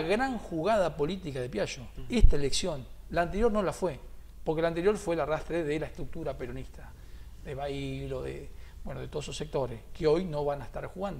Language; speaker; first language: Spanish; native; Spanish